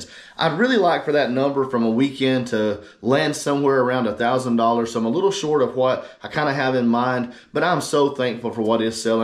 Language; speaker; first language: English; native; English